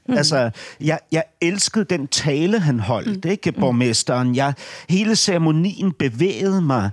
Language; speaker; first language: Danish; native; Danish